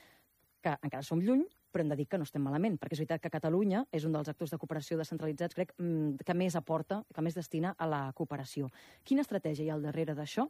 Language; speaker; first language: Catalan; native; Catalan